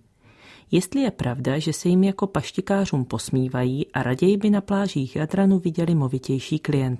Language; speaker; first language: Czech; native; Czech